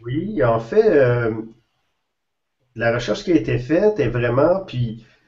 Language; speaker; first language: French; native; French